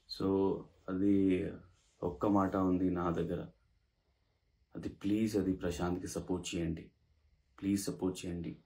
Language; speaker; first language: Telugu; non-native, learner; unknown